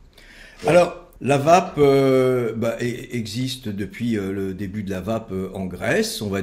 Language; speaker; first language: French; native; French